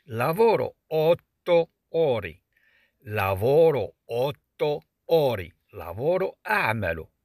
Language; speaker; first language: Italian; non-native, fluent; Arabic